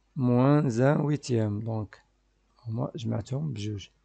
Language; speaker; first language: French; non-native, local second language; Arabic